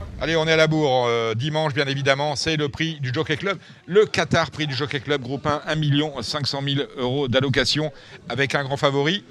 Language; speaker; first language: French; native; French